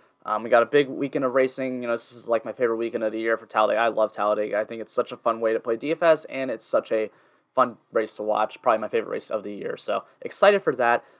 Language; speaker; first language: English; native; English